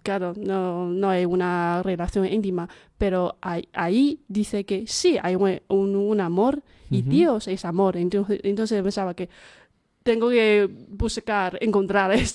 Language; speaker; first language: Spanish; non-native, fluent; Chinese